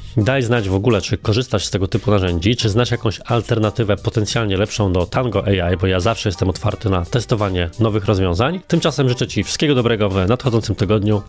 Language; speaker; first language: Polish; native; Polish